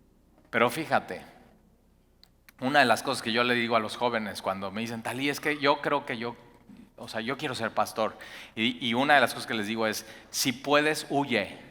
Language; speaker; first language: Spanish; native; Spanish